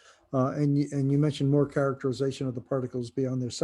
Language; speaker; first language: English; native; English